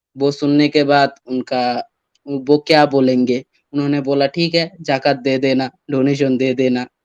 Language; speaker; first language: Hindi; non-native, fluent; Bangla